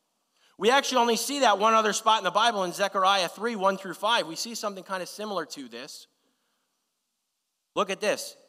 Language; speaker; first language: English; native; English